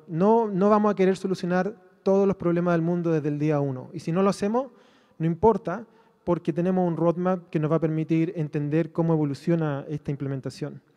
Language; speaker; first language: Spanish; native; Spanish